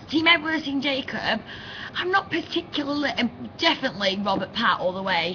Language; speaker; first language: English; native; English